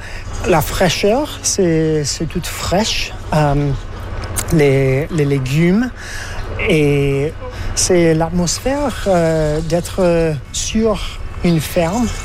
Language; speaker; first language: French; non-native, fluent; English